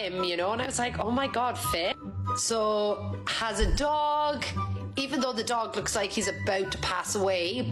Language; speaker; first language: English; native; English